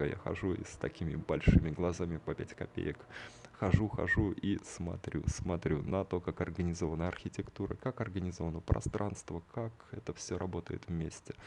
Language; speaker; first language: Russian; native; Russian